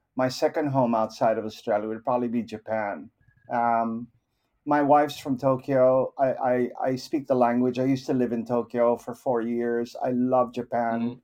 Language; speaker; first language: English; non-native, local second language; Filipino